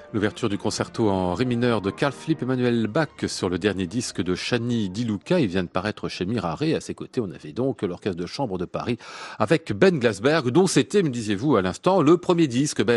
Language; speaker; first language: French; native; French